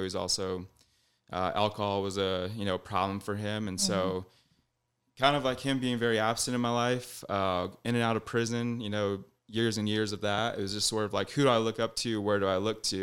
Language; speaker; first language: English; native; English